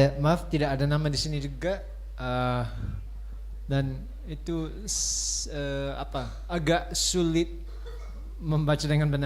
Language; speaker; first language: Indonesian; non-native, fluent; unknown